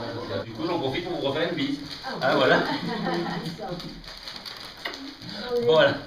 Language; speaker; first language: French; native; French